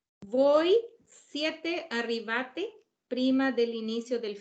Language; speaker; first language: Italian; non-native, learner; Spanish